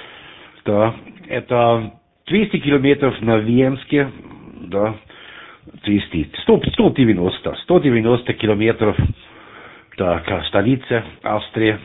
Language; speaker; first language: Russian; non-native, learner; German